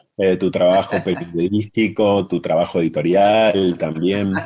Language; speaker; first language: Spanish; native; Spanish